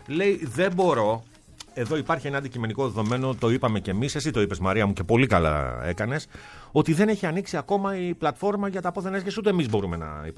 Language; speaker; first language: Greek; native; Greek